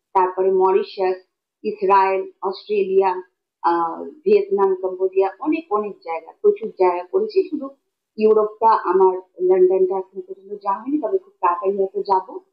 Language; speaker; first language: Bangla; native; Bangla